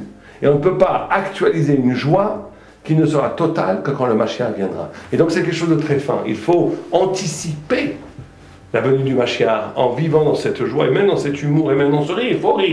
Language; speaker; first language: French; native; French